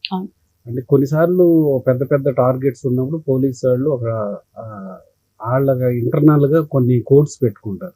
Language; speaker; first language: Telugu; native; Telugu